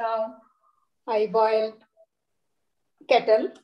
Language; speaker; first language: English; non-native, learner; Bangla